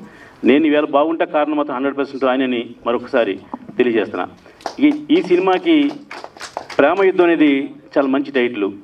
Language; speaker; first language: Telugu; native; Telugu